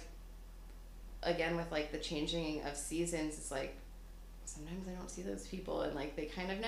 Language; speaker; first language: English; native; English